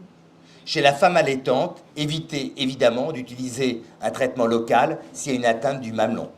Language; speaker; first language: French; native; French